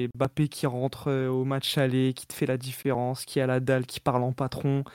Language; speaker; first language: French; native; French